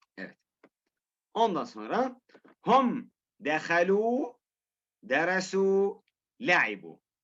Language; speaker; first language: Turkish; non-native, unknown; Arabic